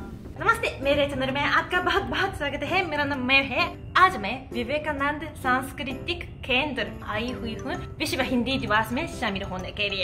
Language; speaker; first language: Hindi; non-native, fluent; Japanese